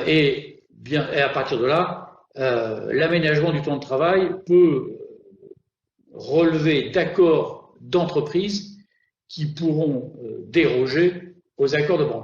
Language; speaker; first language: French; native; French